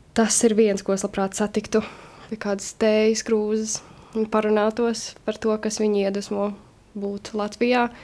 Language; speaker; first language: Latvian; native; Latvian